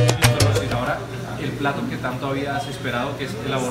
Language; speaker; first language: Spanish; native; Spanish